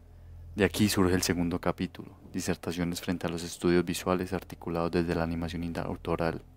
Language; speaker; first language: Spanish; native; Spanish